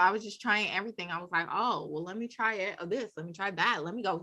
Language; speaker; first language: English; native; English